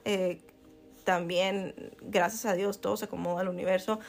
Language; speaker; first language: Spanish; native; Spanish